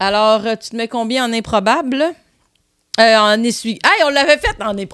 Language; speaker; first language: French; native; French